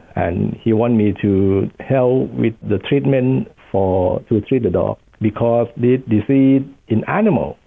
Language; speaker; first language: English; non-native, fluent; Thai